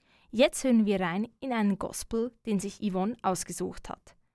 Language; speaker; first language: German; native; German